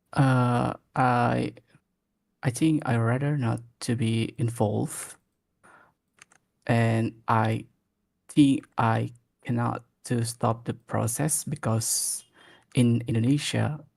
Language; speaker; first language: English; non-native, learner; Indonesian